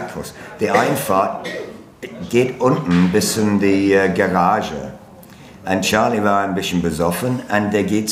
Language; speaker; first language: German; non-native, learner; English